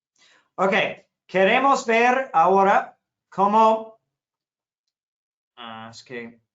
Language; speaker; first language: Spanish; non-native, fluent; English